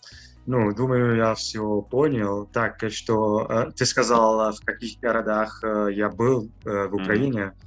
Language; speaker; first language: Russian; non-native, fluent; Italian